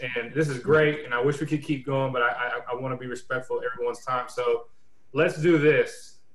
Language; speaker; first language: English; native; English